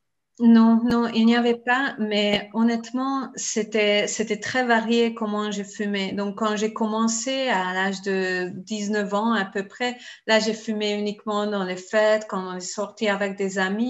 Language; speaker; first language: French; non-native, fluent; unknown